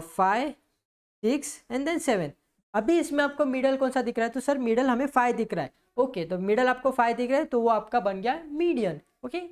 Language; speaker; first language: Hindi; non-native, local second language; Marathi